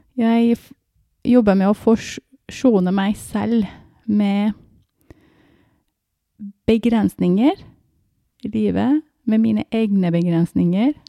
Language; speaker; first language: Norwegian; non-native, fluent; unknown